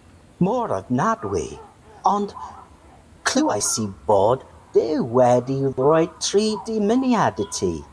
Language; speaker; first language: Welsh; non-native, learner; English